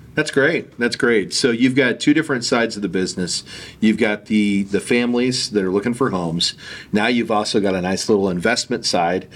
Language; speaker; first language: English; native; English